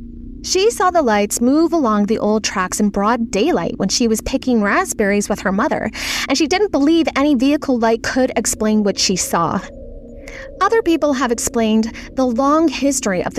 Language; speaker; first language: English; native; English